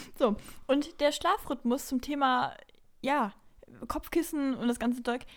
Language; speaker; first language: German; native; German